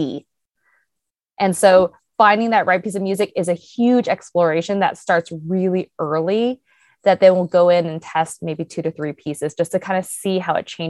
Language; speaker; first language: English; native; English